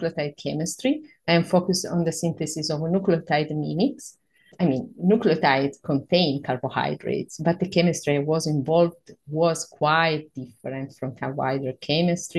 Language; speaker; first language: English; non-native, fluent; Italian